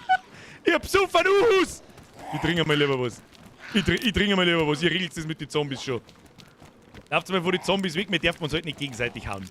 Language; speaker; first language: German; native; German